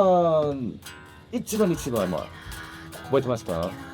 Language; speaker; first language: Japanese; non-native, learner; English